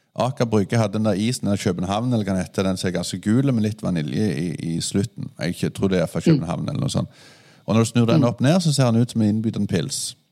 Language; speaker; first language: Norwegian; native; Norwegian